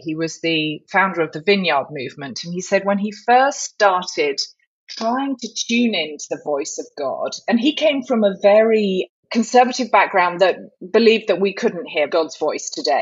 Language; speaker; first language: English; native; English